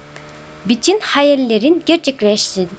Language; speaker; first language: Turkish; non-native, fluent; Kazakh